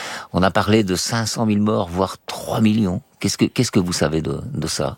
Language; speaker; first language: French; native; French